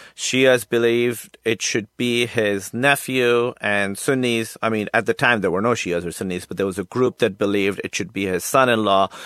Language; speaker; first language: English; non-native, local second language; Urdu